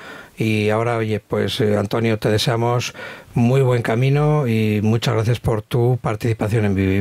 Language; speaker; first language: Spanish; native; Spanish